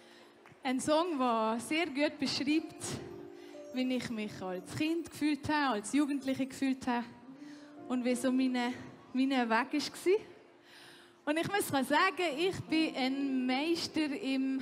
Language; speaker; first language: German; native; German